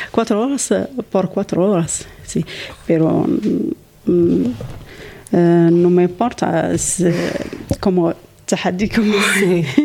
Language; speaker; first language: Spanish; non-native, learner; Arabic